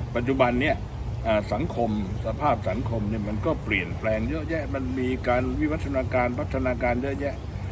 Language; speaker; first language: Thai; native; Thai